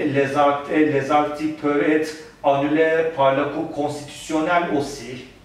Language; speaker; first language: French; non-native, learner; Turkish